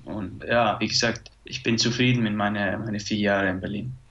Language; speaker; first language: German; non-native, fluent; Icelandic